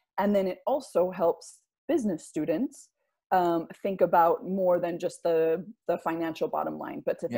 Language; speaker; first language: English; native; English